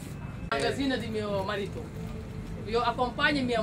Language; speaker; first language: Italian; non-native, learner; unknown